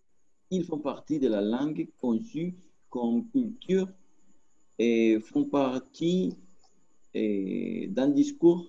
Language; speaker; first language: French; non-native, learner; Spanish